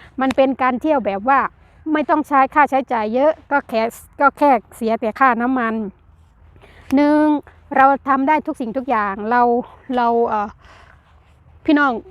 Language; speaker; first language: Thai; non-native, local second language; Lao